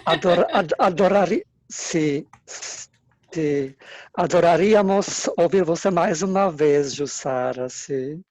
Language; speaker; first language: Portuguese; non-native, fluent; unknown